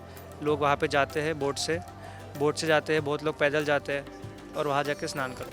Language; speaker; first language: Hindi; native; Hindi